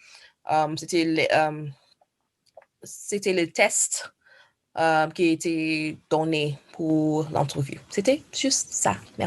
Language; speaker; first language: French; non-native, fluent; English